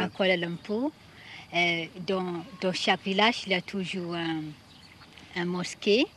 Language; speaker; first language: French; non-native, fluent; Malay